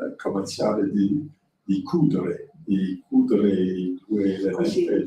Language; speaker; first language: Italian; non-native, learner; French